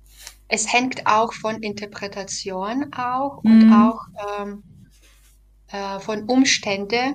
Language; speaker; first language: German; non-native, fluent; Belarusian